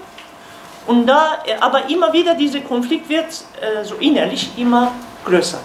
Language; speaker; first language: German; non-native, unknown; Kurdish